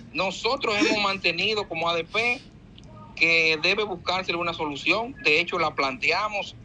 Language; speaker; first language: Spanish; native; Spanish